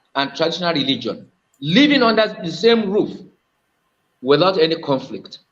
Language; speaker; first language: English; non-native, local second language; Yoruba